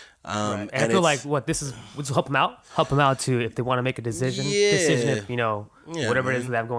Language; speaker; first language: English; native; English